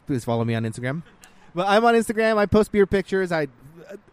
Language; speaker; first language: English; early bilingual, other home language; Spanish